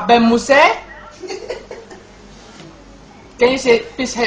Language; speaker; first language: English; non-native, learner; Malay